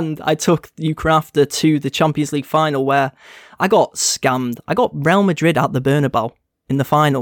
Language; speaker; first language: English; native; English